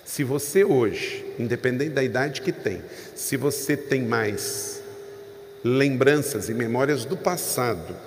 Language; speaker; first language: Portuguese; native; Portuguese